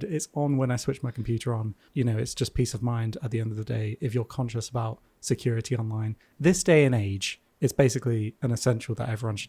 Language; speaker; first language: English; native; English